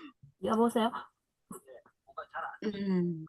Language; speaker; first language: Korean; non-native, learner; Vietnamese